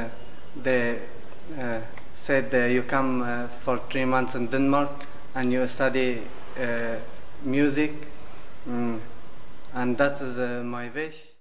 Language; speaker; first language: English; non-native, learner; Persian